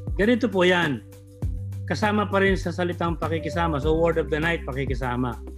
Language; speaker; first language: Filipino; non-native, local second language; Bikol